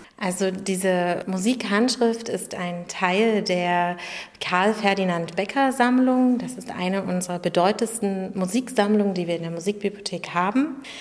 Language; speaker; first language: German; native; German